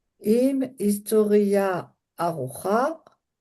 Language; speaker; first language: Hebrew; non-native, learner; French